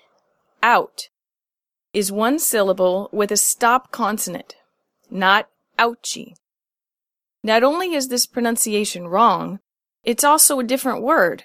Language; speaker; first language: English; native; English